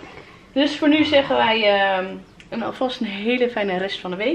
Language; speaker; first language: Dutch; native; Dutch